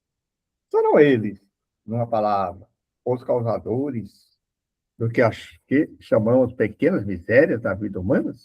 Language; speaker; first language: Portuguese; native; Portuguese